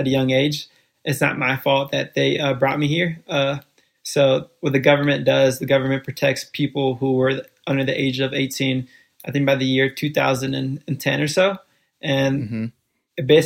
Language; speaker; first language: English; early bilingual, other home language; Spanish